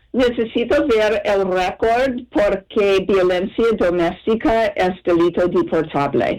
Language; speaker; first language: Spanish; non-native, fluent; English